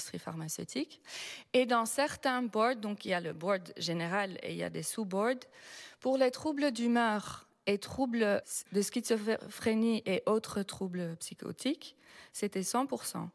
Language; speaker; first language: French; non-native, fluent; Dutch